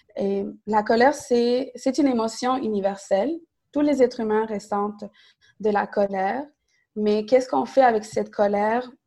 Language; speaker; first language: French; native; French